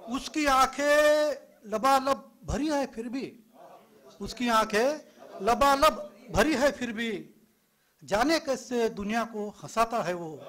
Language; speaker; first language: Hindi; non-native, local second language; Marathi